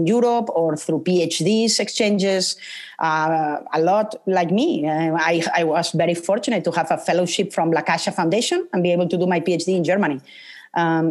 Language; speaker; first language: English; non-native, fluent; Spanish